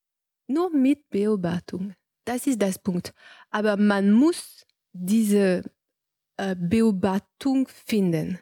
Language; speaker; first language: German; non-native, fluent; French